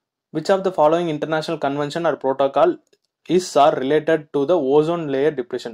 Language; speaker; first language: English; non-native, local second language; Tamil